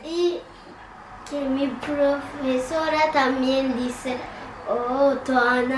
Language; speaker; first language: Spanish; early bilingual, heritage; Turkish